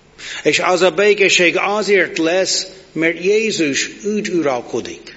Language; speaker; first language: Hungarian; non-native, learner; English